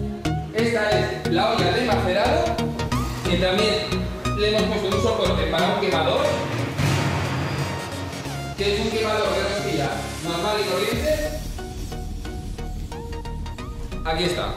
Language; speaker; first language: Spanish; native; Spanish